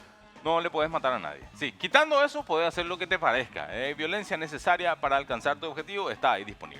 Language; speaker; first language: Spanish; native; Spanish